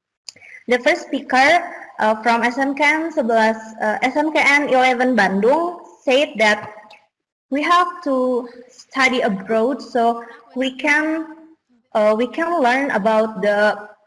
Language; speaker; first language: English; non-native, learner; Indonesian